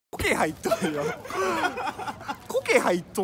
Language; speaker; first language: Japanese; native; Japanese